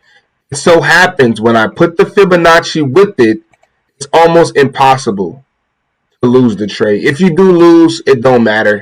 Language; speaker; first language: English; native; English